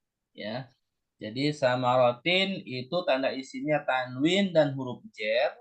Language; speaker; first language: Indonesian; native; Indonesian